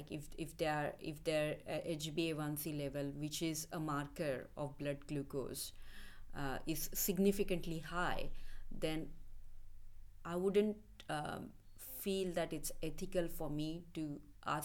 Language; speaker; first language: English; non-native, local second language; Marathi